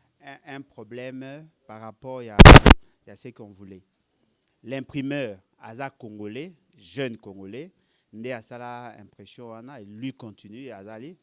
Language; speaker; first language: French; non-native, local second language; Lingala